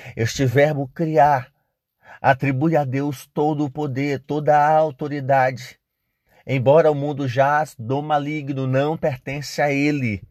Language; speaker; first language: Portuguese; native; Portuguese